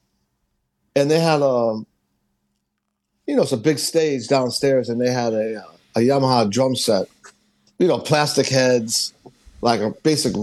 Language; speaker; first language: English; native; English